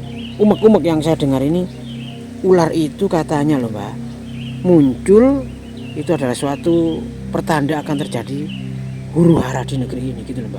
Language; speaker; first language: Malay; non-native, local second language; Javanese